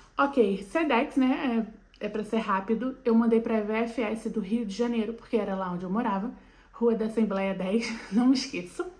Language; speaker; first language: Portuguese; native; Portuguese